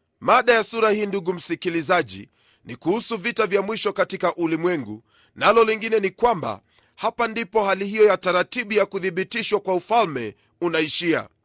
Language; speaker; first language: Swahili; non-native, local second language; Luyia